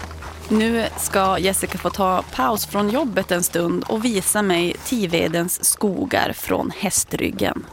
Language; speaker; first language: Swedish; native; Swedish